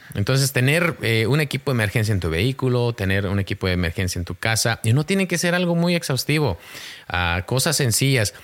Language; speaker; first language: Spanish; early bilingual, heritage; Spanish